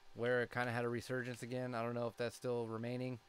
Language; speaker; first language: English; native; English